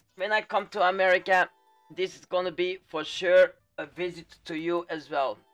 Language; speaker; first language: English; non-native, fluent; Dutch